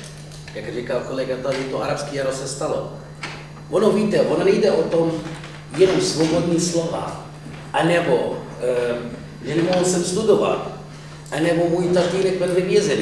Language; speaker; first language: Czech; non-native, fluent; Arabic